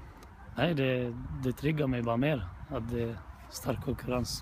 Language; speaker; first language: Norwegian; non-native, fluent; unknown